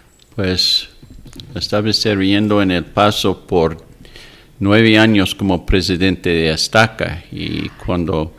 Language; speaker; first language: Spanish; non-native, fluent; English